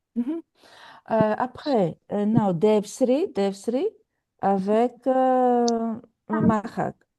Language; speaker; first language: French; non-native, fluent; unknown